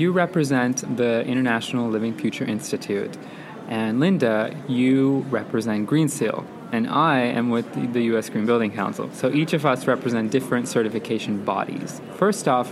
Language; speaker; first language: English; non-native, local second language; Sinhala